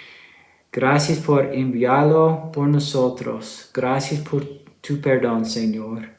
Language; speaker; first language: Spanish; non-native, fluent; English